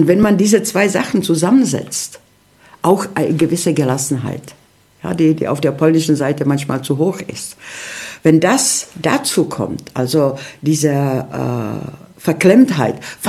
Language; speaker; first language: German; early bilingual, heritage; Czech